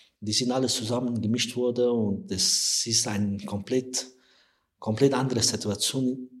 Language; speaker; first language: German; non-native, learner; Persian